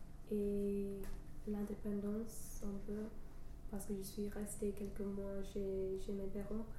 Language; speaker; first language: French; non-native, fluent; English